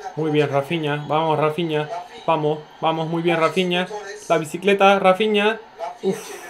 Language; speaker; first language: Spanish; non-native, fluent; Turkish